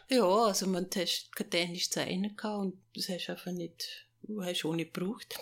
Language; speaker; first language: German; native; German